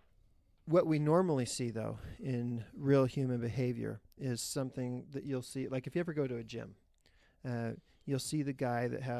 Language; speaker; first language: English; native; English